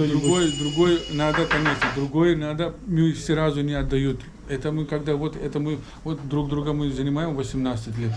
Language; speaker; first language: Russian; non-native, learner; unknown